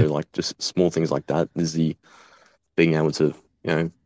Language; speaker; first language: English; native; English